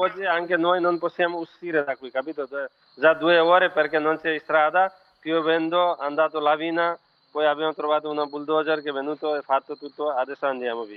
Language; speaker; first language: Italian; non-native, fluent; Nepali